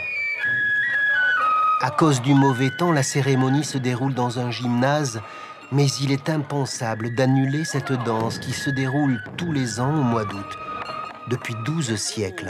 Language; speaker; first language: French; native; French